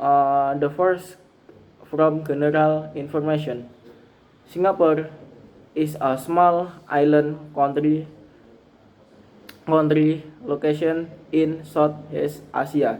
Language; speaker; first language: English; non-native, learner; Indonesian